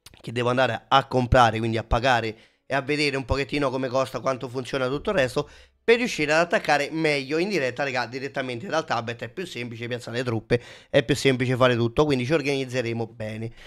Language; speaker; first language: Italian; native; Italian